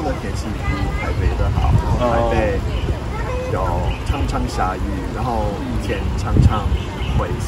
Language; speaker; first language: Chinese; non-native, fluent; English